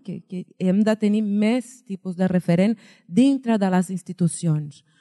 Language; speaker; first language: Catalan; non-native, fluent; Portuguese